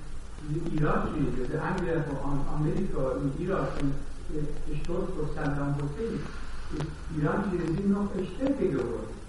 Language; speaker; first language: German; non-native, learner; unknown